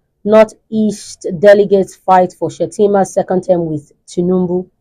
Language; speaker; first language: English; non-native, local second language; Yoruba